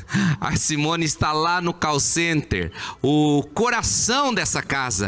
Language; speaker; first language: Portuguese; native; Portuguese